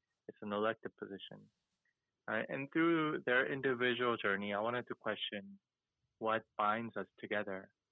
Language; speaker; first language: English; early bilingual, other home language; Korean